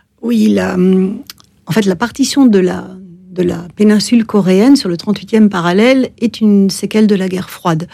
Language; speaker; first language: French; native; French